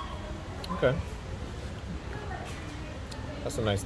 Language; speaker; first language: English; native; English